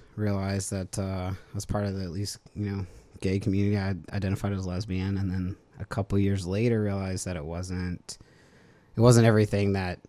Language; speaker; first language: English; native; English